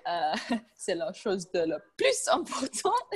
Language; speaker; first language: French; non-native, learner; English